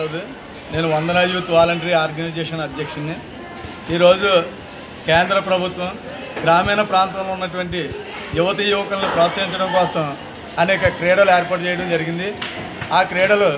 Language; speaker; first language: Telugu; native; Telugu